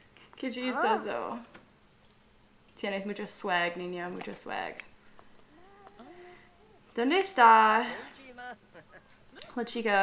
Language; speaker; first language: Spanish; non-native, learner; English